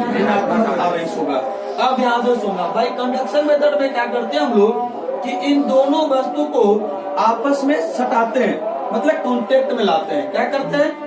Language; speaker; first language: Hindi; native; Hindi